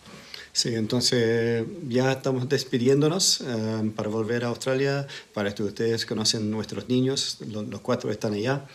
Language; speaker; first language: Spanish; non-native, fluent; English